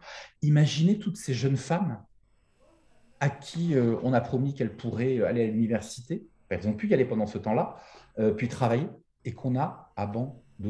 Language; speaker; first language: French; native; French